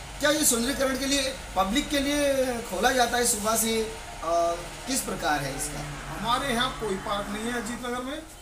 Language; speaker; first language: Hindi; native; Hindi